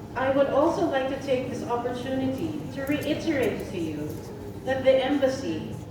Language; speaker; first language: English; non-native, local second language; Filipino